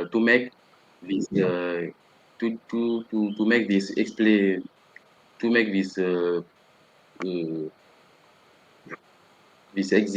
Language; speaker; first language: English; non-native, learner; French